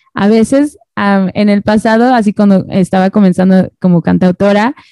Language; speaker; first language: Spanish; native; Spanish